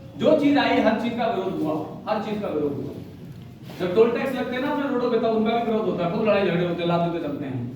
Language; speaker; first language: Hindi; native; Hindi